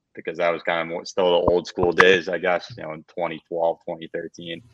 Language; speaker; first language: English; native; English